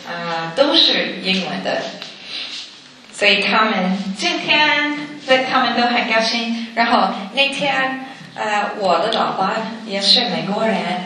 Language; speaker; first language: Chinese; non-native, learner; English